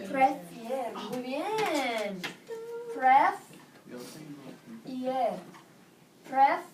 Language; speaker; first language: Spanish; non-native, fluent; English